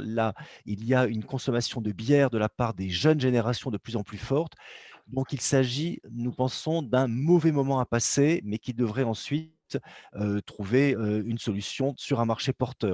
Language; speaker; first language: French; native; French